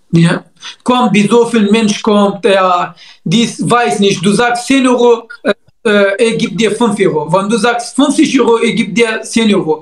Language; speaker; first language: German; non-native, learner; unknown